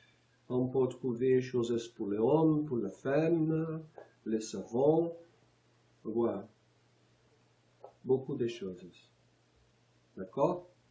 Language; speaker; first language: French; non-native, learner; Portuguese